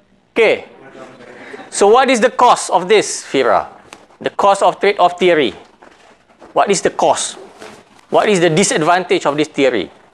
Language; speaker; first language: English; non-native, local second language; Malay